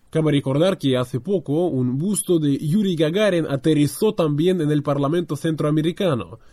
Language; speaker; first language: Spanish; non-native, fluent; Russian